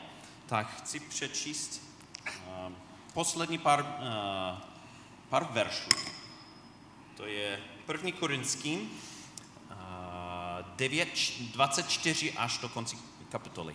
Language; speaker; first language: Czech; non-native, fluent; English